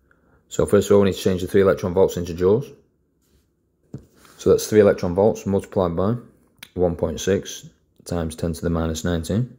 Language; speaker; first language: English; native; English